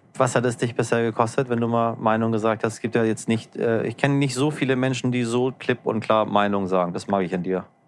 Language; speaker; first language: German; early bilingual, other home language; Persian